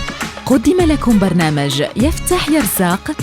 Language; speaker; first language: Arabic; native; Arabic